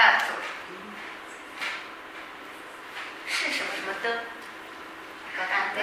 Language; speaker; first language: Italian; non-native, fluent; Chinese